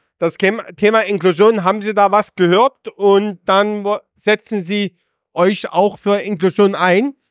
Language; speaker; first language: German; native; German